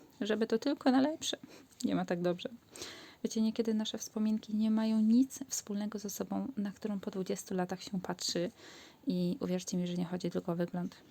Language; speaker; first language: Polish; native; Polish